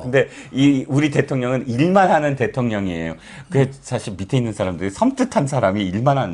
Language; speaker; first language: Korean; native; Korean